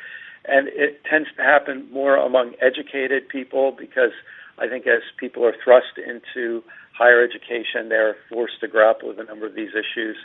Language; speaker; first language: English; native; English